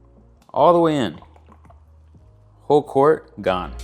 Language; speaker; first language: English; native; English